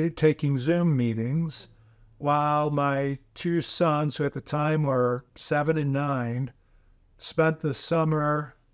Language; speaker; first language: English; native; English